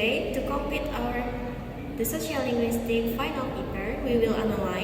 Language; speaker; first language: English; non-native, learner; Minangkabau